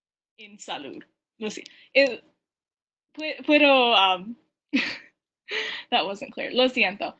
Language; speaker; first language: Spanish; non-native, learner; English